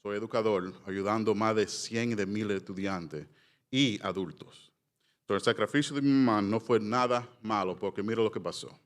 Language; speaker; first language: Spanish; early bilingual, heritage; Spanish